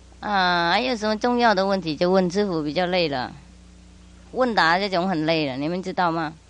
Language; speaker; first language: Chinese; non-native, fluent; Vietnamese